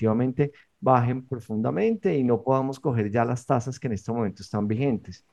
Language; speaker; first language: Spanish; native; Spanish